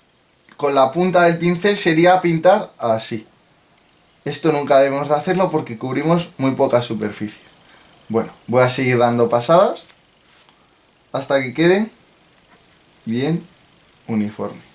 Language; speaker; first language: Spanish; native; Spanish